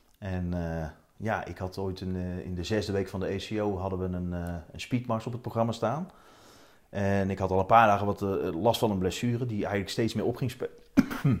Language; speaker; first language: Dutch; native; Dutch